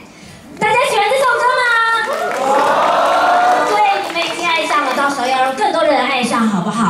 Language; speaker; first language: Chinese; native; Chinese